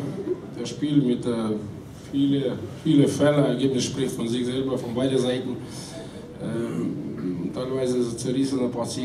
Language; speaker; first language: German; non-native, fluent; Russian